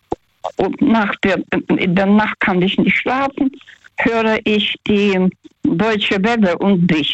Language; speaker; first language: German; early bilingual, heritage; German